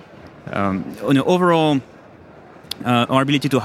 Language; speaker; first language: English; non-native, fluent; French